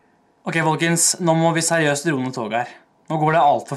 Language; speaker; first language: Norwegian; native; Norwegian